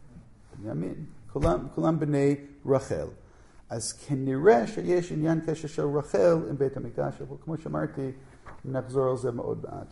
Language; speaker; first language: Hebrew; non-native, fluent; English